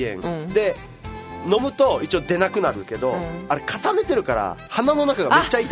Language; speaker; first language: Japanese; native; Japanese